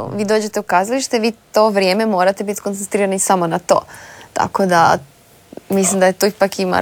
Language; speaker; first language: Serbian; native; Serbian